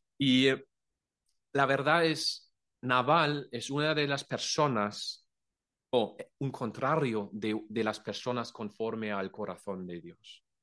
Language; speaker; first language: Spanish; non-native, fluent; German